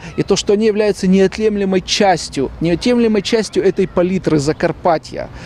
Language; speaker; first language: Russian; native; Russian